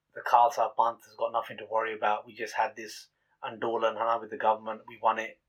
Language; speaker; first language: English; native; English